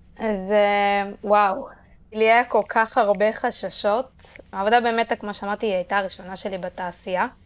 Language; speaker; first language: Hebrew; native; Hebrew